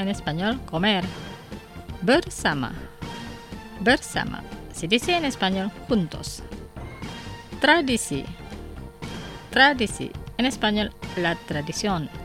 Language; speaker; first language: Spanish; non-native, fluent; Indonesian